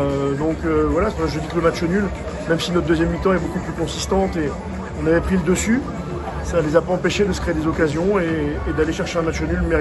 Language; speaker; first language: French; native; French